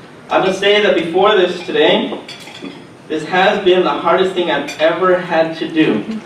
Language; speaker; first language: English; early bilingual, other home language; Spanish